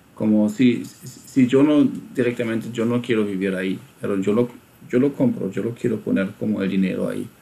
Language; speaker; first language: Spanish; non-native, fluent; German